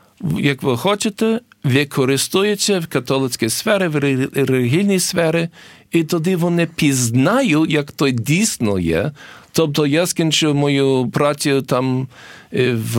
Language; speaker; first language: Ukrainian; early bilingual, heritage; English